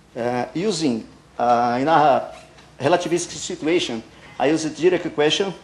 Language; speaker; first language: English; non-native, learner; Portuguese